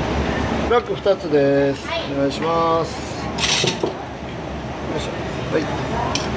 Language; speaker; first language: Japanese; native; Japanese